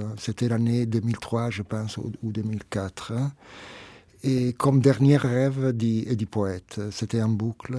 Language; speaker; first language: French; non-native, fluent; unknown